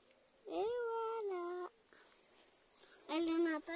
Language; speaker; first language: French; native; French